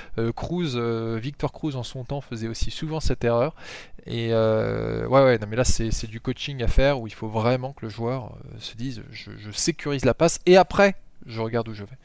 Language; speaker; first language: French; native; French